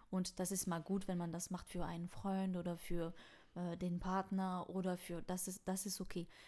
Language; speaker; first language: German; non-native, fluent; French